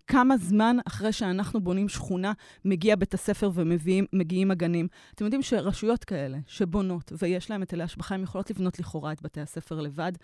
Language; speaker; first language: Hebrew; native; Hebrew